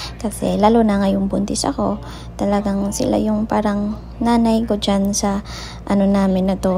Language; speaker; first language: Filipino; native; Filipino